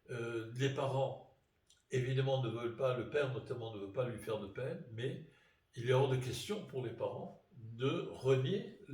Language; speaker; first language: French; native; French